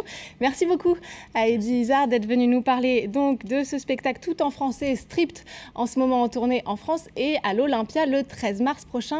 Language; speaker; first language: French; native; French